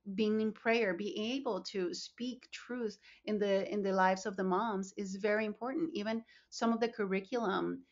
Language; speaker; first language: English; non-native, fluent; Spanish